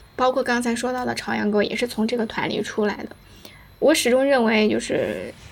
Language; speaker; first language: Chinese; native; Chinese